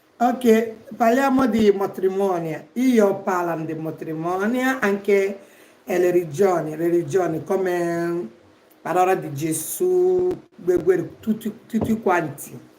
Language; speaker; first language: Italian; non-native, learner; Igbo